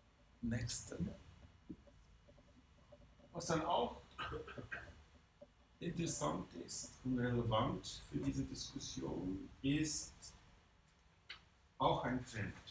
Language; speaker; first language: German; non-native, fluent; English